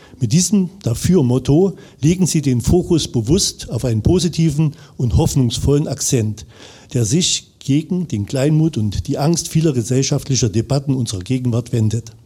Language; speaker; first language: German; native; German